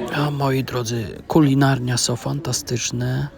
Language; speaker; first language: Polish; native; Polish